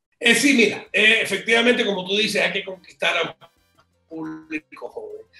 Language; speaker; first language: Spanish; native; Spanish